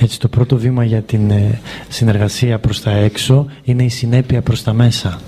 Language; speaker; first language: Greek; native; Greek